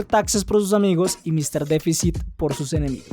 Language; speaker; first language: Spanish; native; Spanish